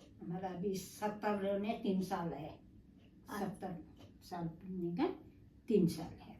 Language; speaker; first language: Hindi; non-native, local second language; Nepali